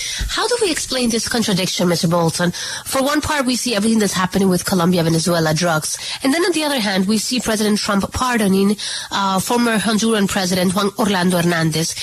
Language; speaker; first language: English; non-native, fluent; Spanish